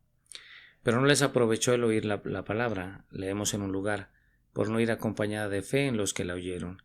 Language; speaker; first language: Spanish; native; Spanish